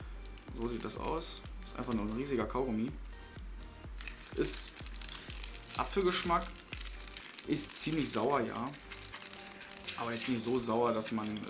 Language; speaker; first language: German; native; German